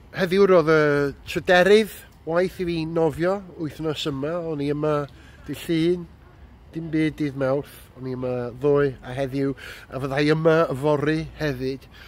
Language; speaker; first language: Welsh; native; Welsh